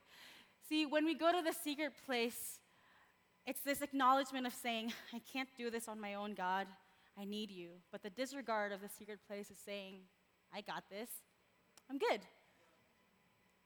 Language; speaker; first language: English; non-native, local second language; Filipino